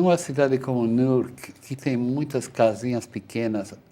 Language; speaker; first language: Portuguese; non-native, fluent; Spanish